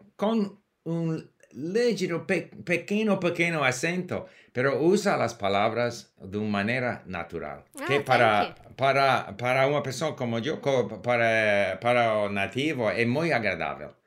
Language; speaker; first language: Portuguese; non-native, learner; English